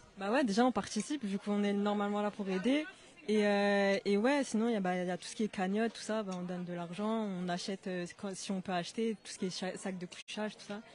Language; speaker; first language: French; native; French